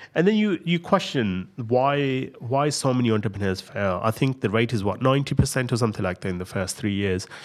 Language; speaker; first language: English; non-native, local second language; Punjabi